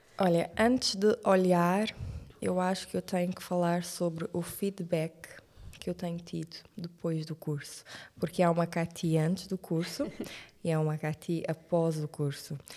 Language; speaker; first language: Portuguese; non-native, local second language; Kabuverdianu